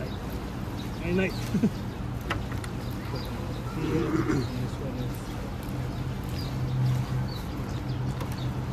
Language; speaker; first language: English; non-native, learner; Filipino